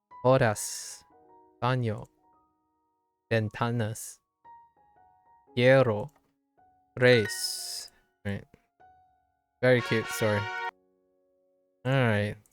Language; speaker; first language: Spanish; non-native, learner; English